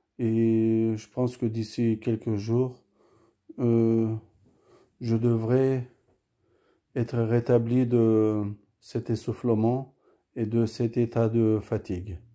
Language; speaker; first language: French; early bilingual, other home language; Turkish